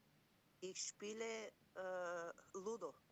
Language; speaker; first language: German; non-native, learner; Macedonian